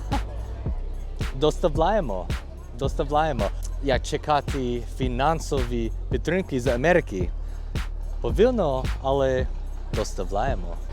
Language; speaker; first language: Ukrainian; non-native, learner; English